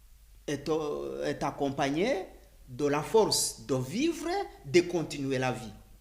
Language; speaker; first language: French; non-native, learner; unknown